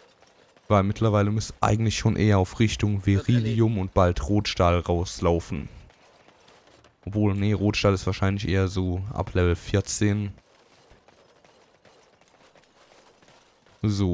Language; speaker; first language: German; native; German